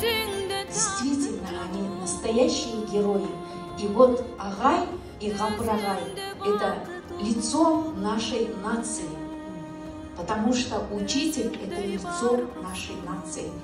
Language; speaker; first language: Russian; non-native, local second language; Kyrgyz